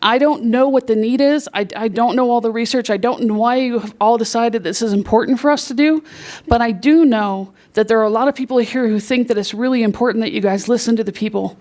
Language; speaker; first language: English; native; English